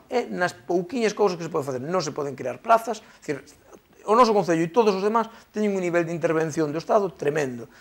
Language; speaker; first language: Galician; native; Galician